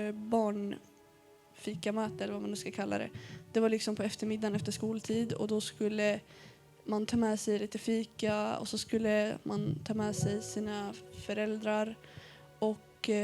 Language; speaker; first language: Swedish; early bilingual, other home language; Arabic